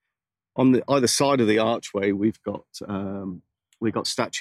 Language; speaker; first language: English; native; English